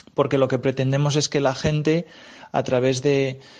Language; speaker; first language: Spanish; native; Spanish